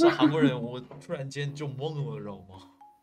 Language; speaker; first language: Chinese; non-native, fluent; Korean